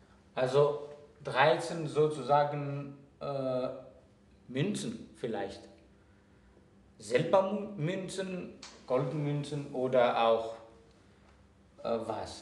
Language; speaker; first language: German; non-native, fluent; Greek